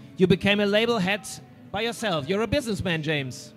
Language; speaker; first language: English; non-native, fluent; German